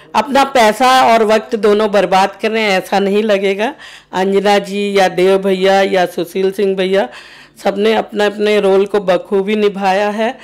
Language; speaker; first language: Hindi; native; Hindi